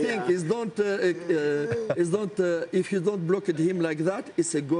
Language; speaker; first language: English; non-native, learner; French